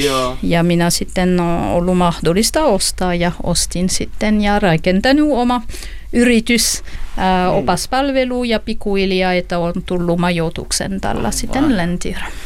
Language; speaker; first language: Finnish; non-native, learner; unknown